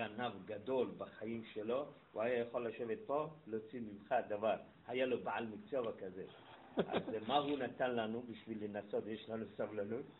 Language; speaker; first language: Hebrew; non-native, fluent; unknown